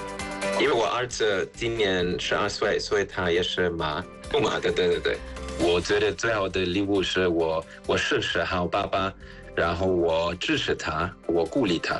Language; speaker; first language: Chinese; non-native, fluent; German